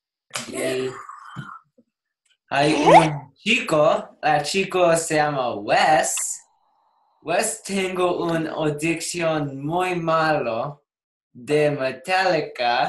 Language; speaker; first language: Spanish; non-native, learner; English